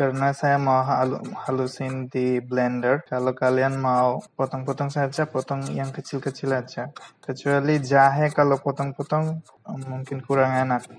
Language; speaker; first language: Indonesian; non-native, fluent; Bangla